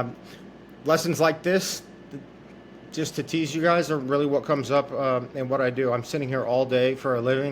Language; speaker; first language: English; native; English